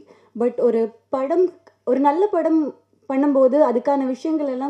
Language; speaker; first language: Tamil; native; Tamil